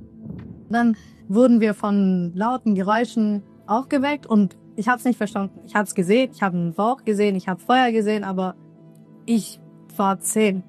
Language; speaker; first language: German; early bilingual, other home language; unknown